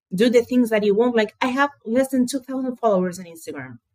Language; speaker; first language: English; early bilingual, other home language; Portuguese